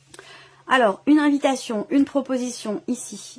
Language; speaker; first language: French; native; French